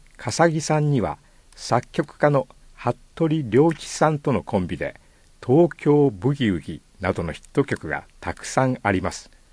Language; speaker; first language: Japanese; native; Japanese